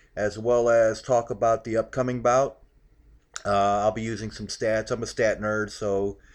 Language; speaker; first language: English; native; English